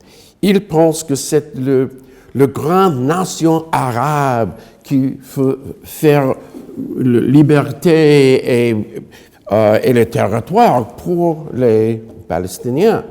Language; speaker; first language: French; non-native, fluent; English